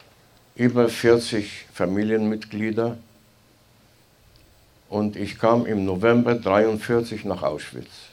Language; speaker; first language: German; non-native, fluent; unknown